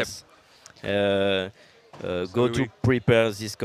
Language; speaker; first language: English; non-native, learner; French